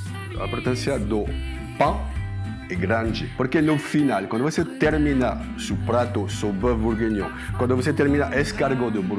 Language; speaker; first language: Portuguese; non-native, learner; French